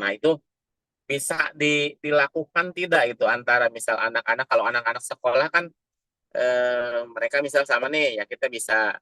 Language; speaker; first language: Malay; non-native, local second language; Sundanese